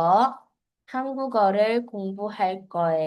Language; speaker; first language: Korean; non-native, fluent; Filipino